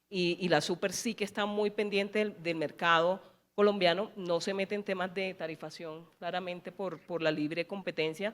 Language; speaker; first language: Spanish; native; Spanish